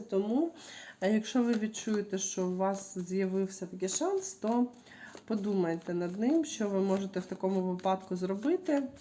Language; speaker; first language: Ukrainian; non-native, local second language; Russian